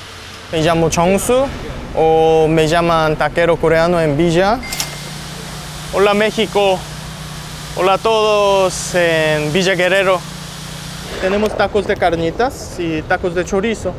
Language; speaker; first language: Spanish; non-native, learner; Korean